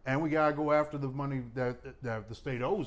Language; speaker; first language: English; native; English